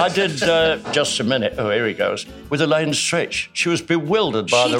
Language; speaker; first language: English; native; English